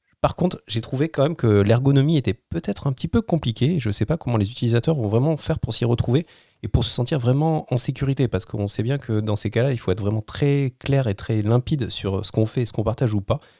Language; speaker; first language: French; native; French